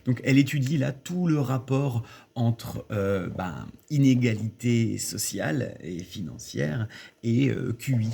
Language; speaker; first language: French; native; French